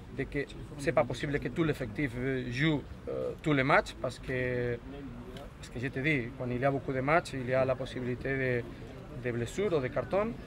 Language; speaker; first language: French; non-native, fluent; Spanish